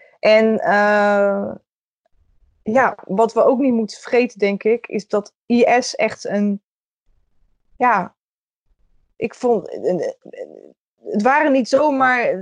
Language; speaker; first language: Dutch; native; Dutch